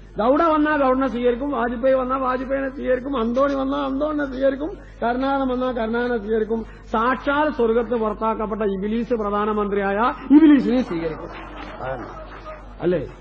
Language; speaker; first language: Malayalam; native; Malayalam